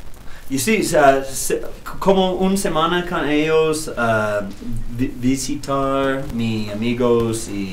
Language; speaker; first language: Spanish; non-native, learner; English